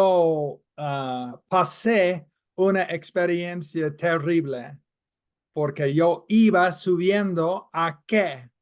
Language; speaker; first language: Spanish; non-native, fluent; English